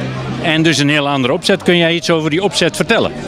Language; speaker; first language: Dutch; native; Dutch